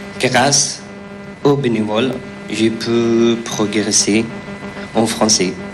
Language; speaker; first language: French; non-native, fluent; Persian